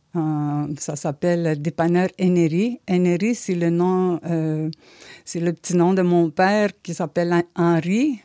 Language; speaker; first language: French; non-native, local second language; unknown